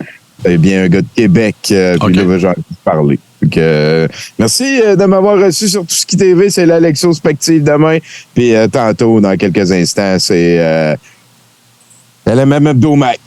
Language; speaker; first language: French; native; French